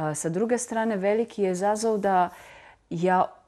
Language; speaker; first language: Serbian; non-native, fluent; Slovenian